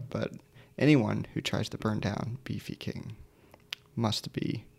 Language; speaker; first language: English; native; English